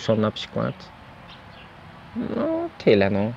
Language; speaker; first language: Polish; non-native, fluent; Turkish